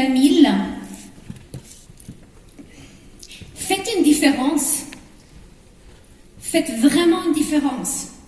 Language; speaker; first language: French; non-native, fluent; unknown